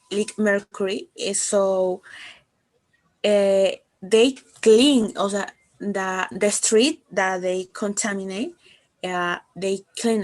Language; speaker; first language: English; non-native, learner; Spanish